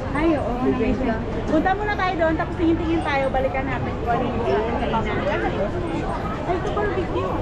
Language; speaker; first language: Filipino; non-native, fluent; Indonesian